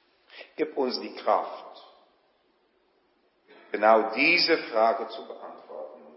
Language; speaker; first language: German; non-native, fluent; Polish